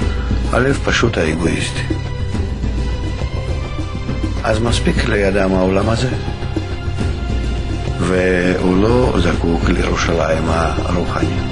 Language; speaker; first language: Hebrew; non-native, fluent; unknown